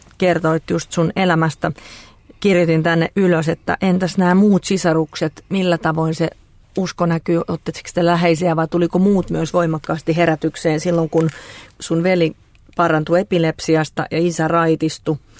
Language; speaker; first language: Finnish; native; Finnish